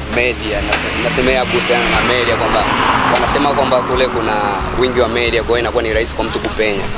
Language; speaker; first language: Swahili; native; Swahili